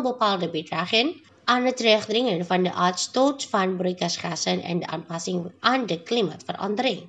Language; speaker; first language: Dutch; non-native, local second language; Indonesian